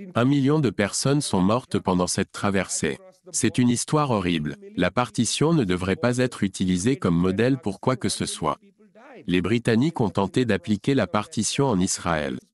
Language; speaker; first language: French; non-native, fluent; Punjabi